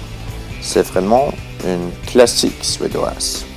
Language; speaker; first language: French; non-native, learner; Swedish